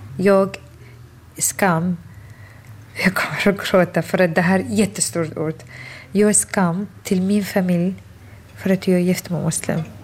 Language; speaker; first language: Swedish; non-native, fluent; Arabic